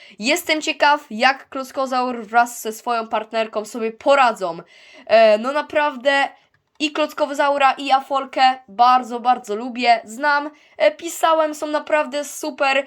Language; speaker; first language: Polish; native; Polish